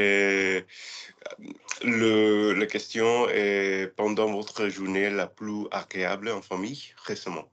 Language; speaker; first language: French; non-native, learner; English